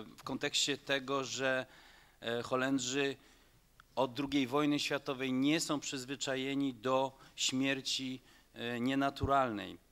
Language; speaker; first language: Polish; non-native, fluent; Dutch